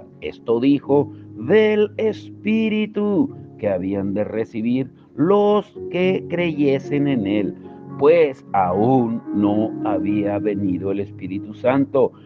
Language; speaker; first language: Spanish; native; Spanish